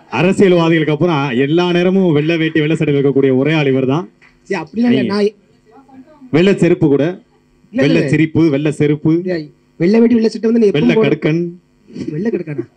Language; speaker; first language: Tamil; native; Tamil